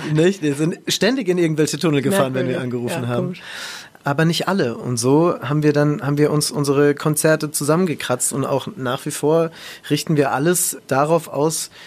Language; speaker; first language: German; native; German